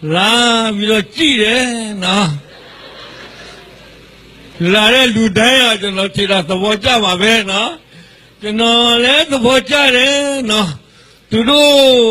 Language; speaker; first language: Burmese; non-native, local second language; Karen languages